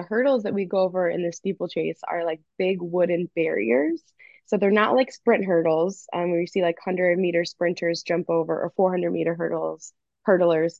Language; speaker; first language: English; native; English